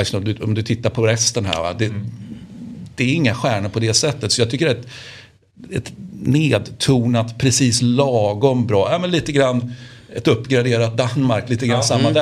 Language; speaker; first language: Swedish; native; Swedish